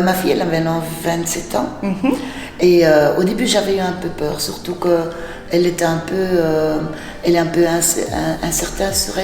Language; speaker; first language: French; non-native, fluent; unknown